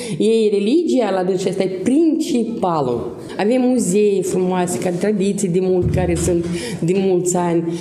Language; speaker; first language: Romanian; non-native, local second language; Russian